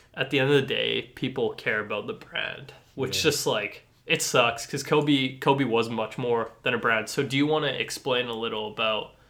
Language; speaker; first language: English; native; English